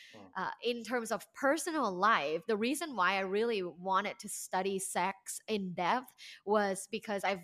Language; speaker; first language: English; non-native, fluent; Thai